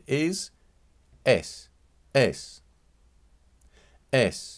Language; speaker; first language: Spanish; non-native, fluent; English